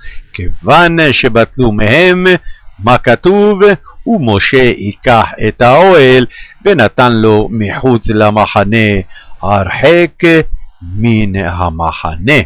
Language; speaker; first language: Hebrew; native; Hebrew